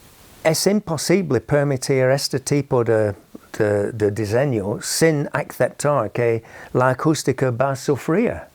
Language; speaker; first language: Spanish; non-native, fluent; English